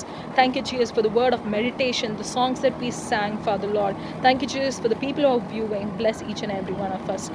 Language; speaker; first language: English; non-native, local second language; Tamil